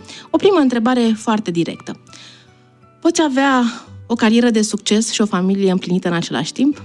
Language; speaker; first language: Romanian; native; Romanian